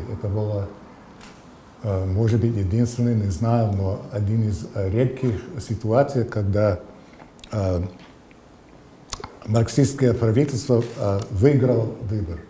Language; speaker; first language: Russian; non-native, fluent; English